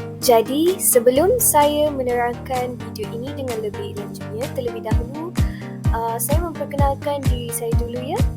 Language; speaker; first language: Malay; non-native, local second language; Tamil